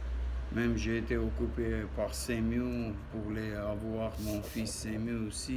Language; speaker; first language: French; non-native, learner; Armenian